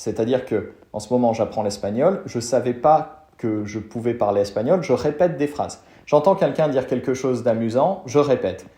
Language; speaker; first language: French; native; French